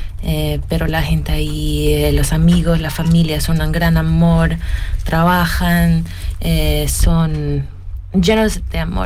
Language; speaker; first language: Spanish; early bilingual, heritage; Spanish